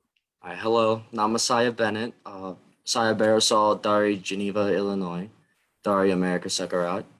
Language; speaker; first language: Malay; non-native, learner; English